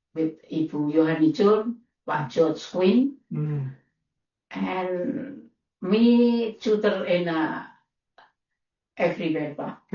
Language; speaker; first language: English; non-native, learner; Indonesian